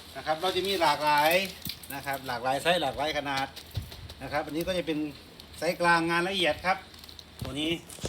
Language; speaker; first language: Thai; native; Thai